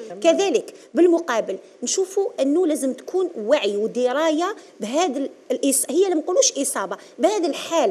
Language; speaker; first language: Arabic; native; Arabic